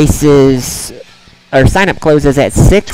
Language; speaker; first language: English; native; English